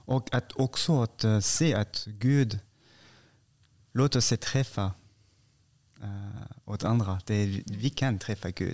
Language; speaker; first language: Swedish; non-native, fluent; French